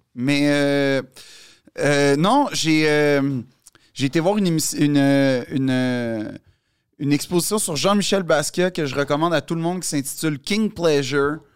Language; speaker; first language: French; native; French